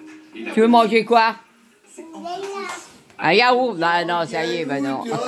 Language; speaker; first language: French; native; French